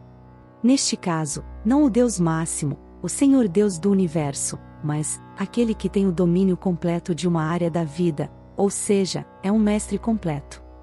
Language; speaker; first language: Portuguese; native; Portuguese